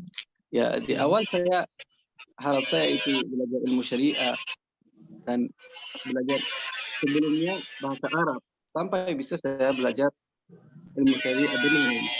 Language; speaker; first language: Indonesian; non-native, learner; Persian